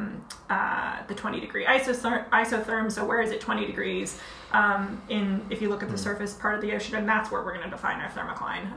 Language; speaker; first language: English; native; English